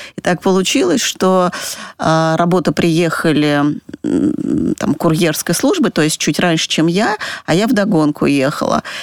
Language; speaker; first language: Russian; native; Russian